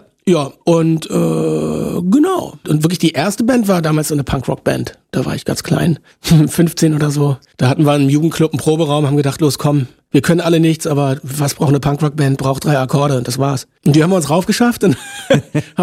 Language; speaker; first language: German; native; German